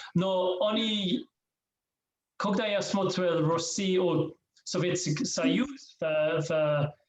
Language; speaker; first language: Russian; non-native, learner; English